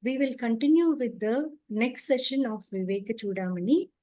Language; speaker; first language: English; non-native, local second language; Kannada